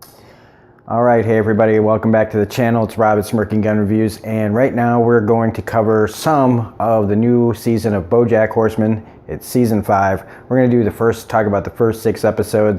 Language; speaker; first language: English; native; English